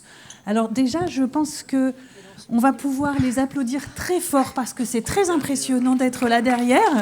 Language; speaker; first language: French; native; French